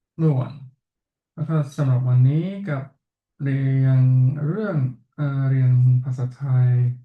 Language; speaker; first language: Thai; non-native, learner; English